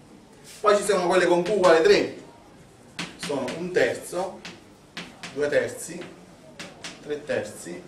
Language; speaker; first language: Italian; native; Italian